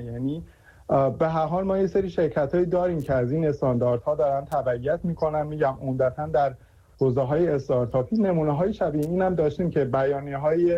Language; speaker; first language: Persian; native; Persian